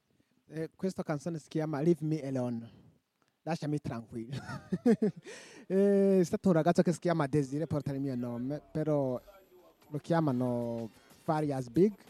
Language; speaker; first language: Italian; non-native, local second language; Rundi